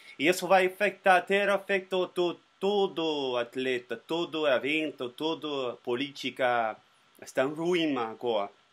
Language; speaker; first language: Portuguese; non-native, learner; Spanish